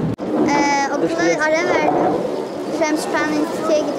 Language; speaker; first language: Turkish; early bilingual, heritage; Turkish